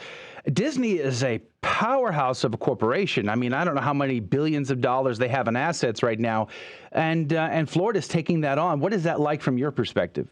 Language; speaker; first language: English; native; English